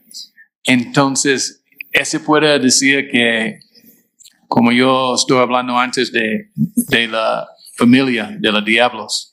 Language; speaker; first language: Spanish; non-native, fluent; English